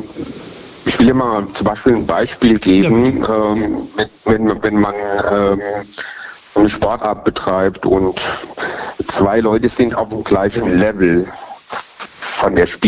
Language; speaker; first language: German; native; German